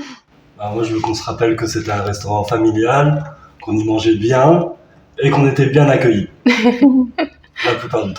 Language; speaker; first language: French; early bilingual, other home language; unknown